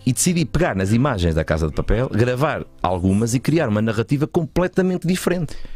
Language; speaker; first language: Portuguese; native; Portuguese